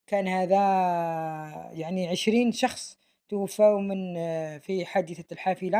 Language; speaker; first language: Arabic; native; Arabic